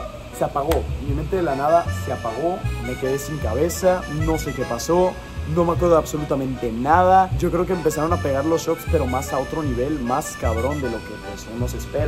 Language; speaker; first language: Spanish; native; Spanish